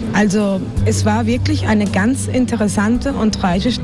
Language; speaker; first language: German; non-native, fluent; Spanish